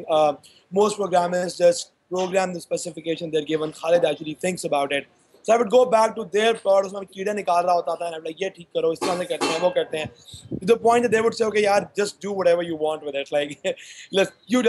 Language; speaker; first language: English; non-native, local second language; Urdu